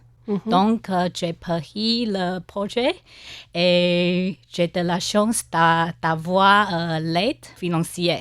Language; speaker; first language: French; non-native, learner; Chinese